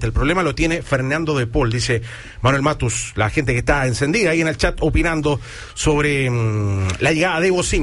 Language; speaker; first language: Spanish; native; Spanish